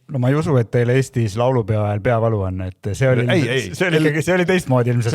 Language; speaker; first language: Estonian; native; Estonian